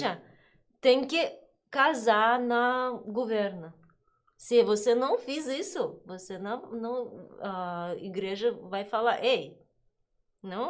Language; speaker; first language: Portuguese; non-native, learner; Russian